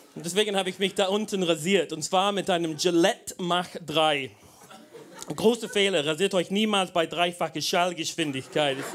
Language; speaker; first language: German; non-native, fluent; English